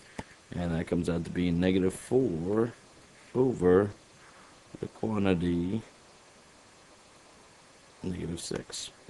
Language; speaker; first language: English; native; English